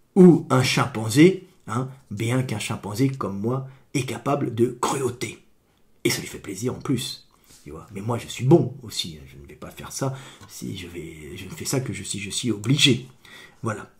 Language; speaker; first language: French; native; French